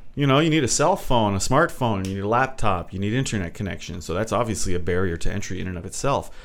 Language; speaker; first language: English; early bilingual, other home language; Portuguese